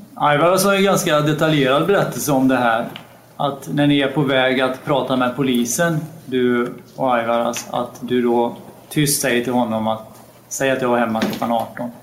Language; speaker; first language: Swedish; native; Swedish